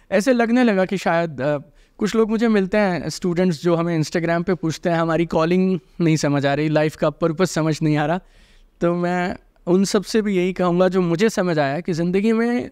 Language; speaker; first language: Hindi; native; Hindi